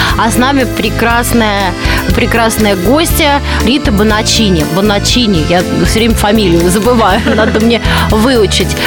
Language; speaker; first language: Russian; native; Russian